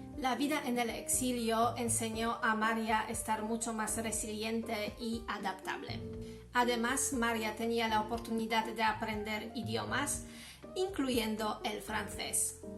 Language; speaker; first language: Spanish; non-native, fluent; Polish